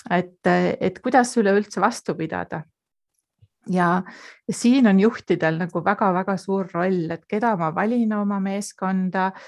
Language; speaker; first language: Estonian; native; Estonian